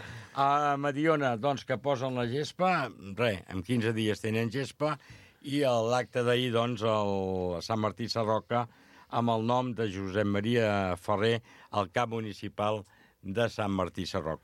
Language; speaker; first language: Catalan; native; Catalan